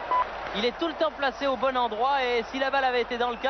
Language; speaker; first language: French; native; French